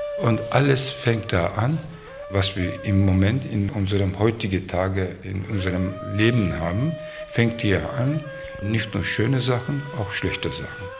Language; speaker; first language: German; non-native, learner; Turkish